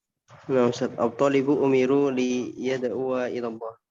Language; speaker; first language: Arabic; non-native, learner; Indonesian